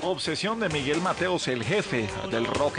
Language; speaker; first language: Spanish; native; Spanish